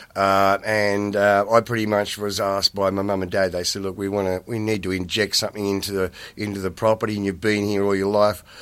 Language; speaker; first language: English; native; English